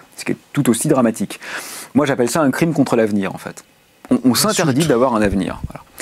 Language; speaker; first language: French; native; French